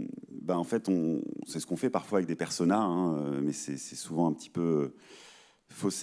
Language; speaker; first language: French; native; French